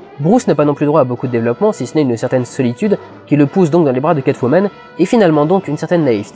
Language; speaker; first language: French; native; French